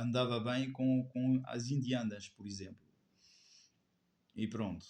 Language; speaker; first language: Portuguese; non-native, fluent; French